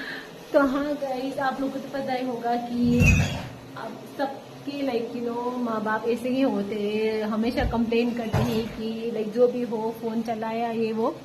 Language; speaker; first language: Hindi; non-native, local second language; Nepali